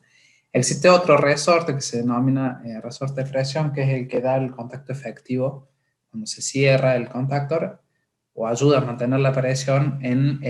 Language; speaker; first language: Spanish; native; Spanish